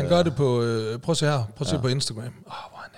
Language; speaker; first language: Danish; native; Danish